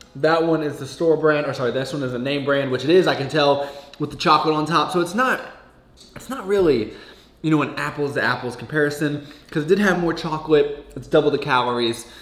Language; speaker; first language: English; native; English